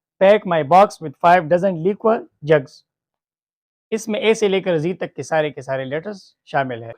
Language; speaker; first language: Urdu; non-native, local second language; Pashto